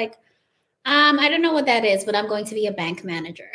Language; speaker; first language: English; non-native, local second language; Wolof